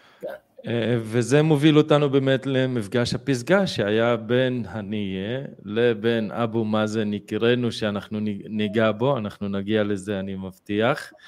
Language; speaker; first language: Hebrew; native; Hebrew